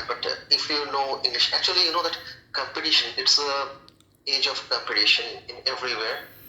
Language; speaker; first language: English; non-native, local second language; Bangla